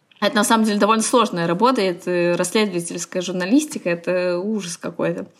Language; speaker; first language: Russian; native; Russian